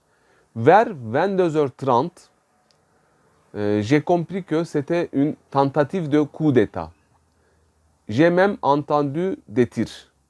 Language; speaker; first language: French; non-native, fluent; Turkish